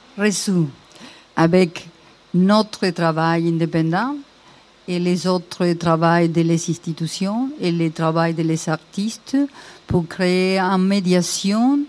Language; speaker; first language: French; non-native, learner; Spanish